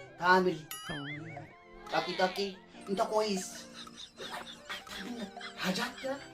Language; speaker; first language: Arabic; non-native, learner; Oromo